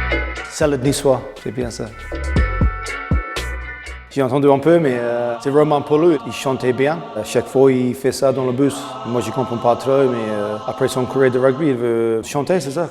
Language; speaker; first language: French; non-native, learner; English